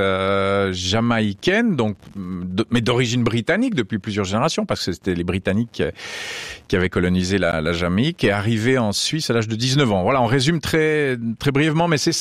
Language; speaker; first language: French; native; French